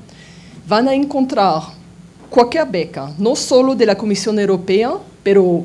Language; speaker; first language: Spanish; non-native, fluent; French